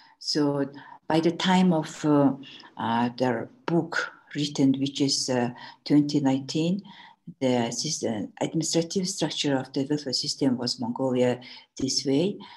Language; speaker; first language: English; non-native, learner; Mongolian